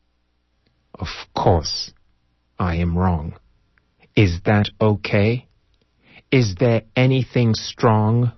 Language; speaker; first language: English; non-native, local second language; Ganda